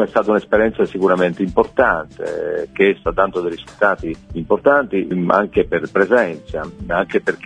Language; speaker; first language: Italian; native; Italian